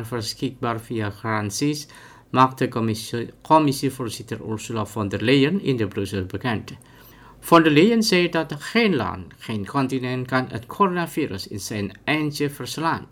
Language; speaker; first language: Dutch; non-native, fluent; Indonesian